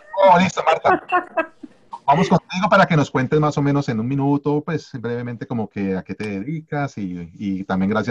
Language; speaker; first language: Spanish; native; Spanish